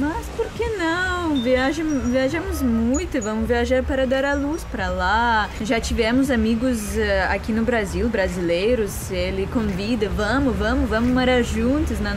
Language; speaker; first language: Portuguese; non-native, learner; Russian